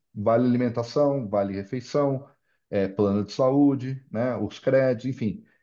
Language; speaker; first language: Portuguese; native; Portuguese